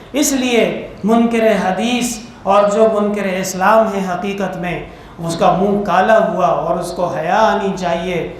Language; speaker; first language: Urdu; non-native, local second language; Pashto